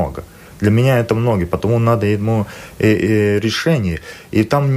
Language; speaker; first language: Russian; non-native, local second language; Latvian